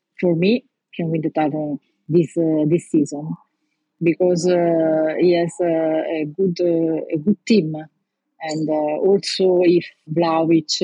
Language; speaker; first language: English; non-native, learner; Italian